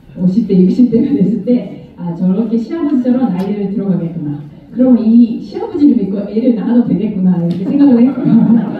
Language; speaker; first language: Korean; non-native, fluent; Japanese